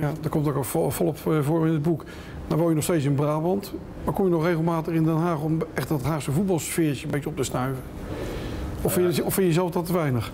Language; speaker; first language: Dutch; native; Dutch